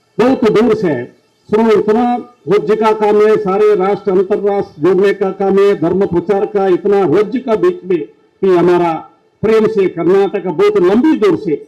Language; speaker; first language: Hindi; non-native, local second language; Kannada